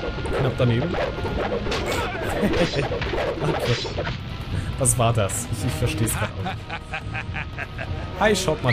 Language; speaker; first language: German; native; German